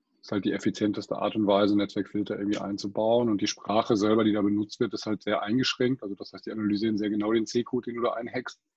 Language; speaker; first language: German; non-native, fluent; English